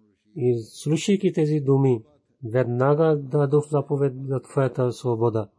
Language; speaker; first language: Bulgarian; non-native, fluent; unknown